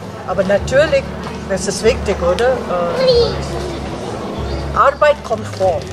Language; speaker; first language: German; non-native, learner; Tibetan